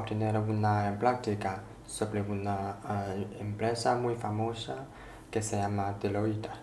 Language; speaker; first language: Spanish; non-native, learner; Chinese